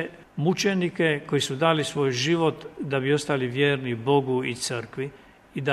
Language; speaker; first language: Croatian; native; Croatian